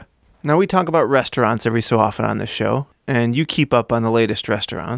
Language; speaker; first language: English; native; English